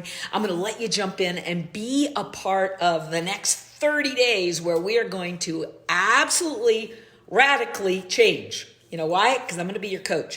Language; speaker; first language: English; native; English